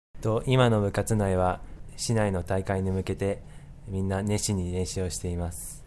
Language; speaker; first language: Japanese; native; Japanese